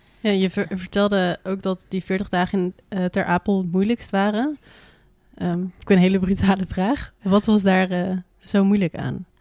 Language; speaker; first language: Dutch; native; Dutch